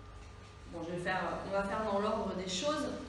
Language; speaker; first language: French; native; French